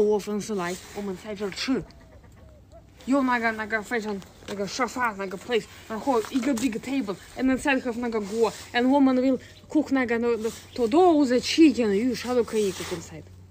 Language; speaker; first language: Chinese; non-native, learner; Russian